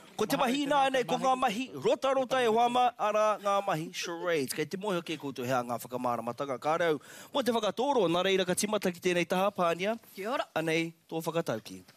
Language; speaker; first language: Māori; native; Māori